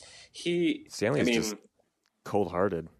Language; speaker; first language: English; native; English